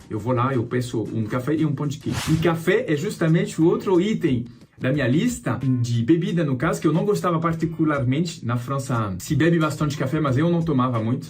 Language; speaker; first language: Portuguese; non-native, fluent; French